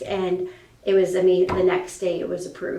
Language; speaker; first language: English; native; English